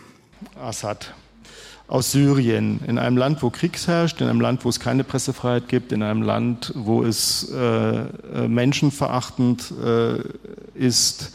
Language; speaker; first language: German; native; German